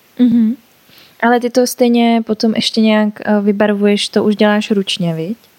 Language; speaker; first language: Czech; native; Czech